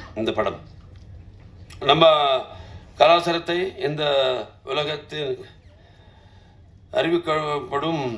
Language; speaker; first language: Tamil; non-native, local second language; Telugu